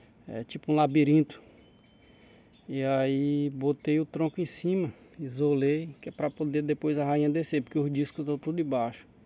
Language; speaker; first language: Portuguese; native; Portuguese